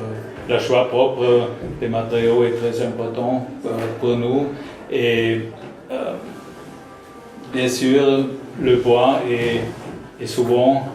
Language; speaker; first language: French; non-native, learner; German